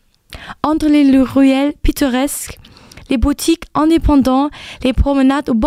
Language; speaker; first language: French; non-native, learner; German